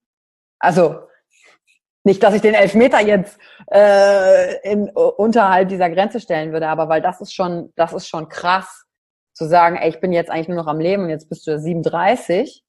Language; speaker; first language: German; native; German